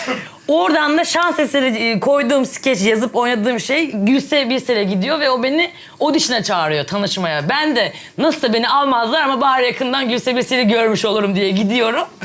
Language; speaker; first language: Turkish; native; Turkish